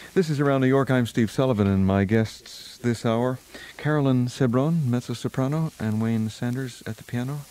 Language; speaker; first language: English; native; English